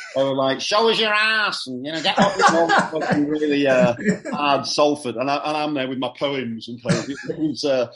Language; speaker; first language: English; native; English